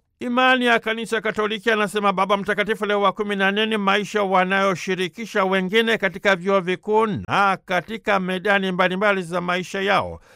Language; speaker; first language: Swahili; native; Swahili